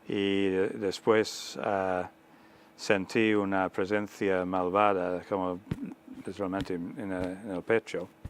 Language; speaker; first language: Spanish; non-native, fluent; English